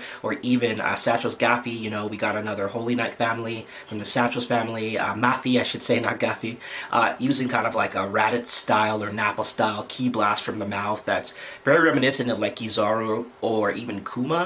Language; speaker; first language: English; native; English